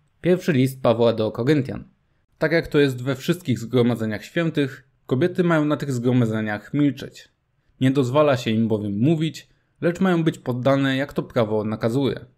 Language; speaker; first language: Polish; native; Polish